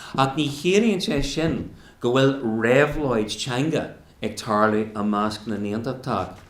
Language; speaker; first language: Irish; non-native, local second language; English